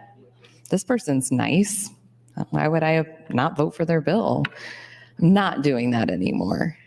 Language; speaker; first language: English; native; English